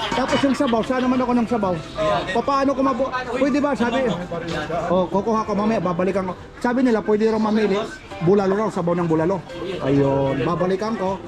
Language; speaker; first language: Filipino; non-native, local second language; Waray